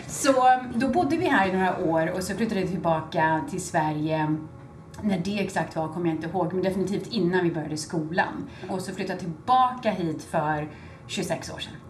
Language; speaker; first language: Swedish; native; Swedish